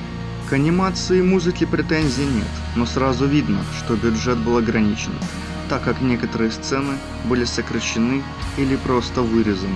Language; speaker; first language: Russian; native; Russian